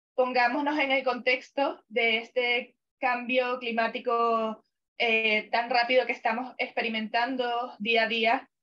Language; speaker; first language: Spanish; non-native, fluent; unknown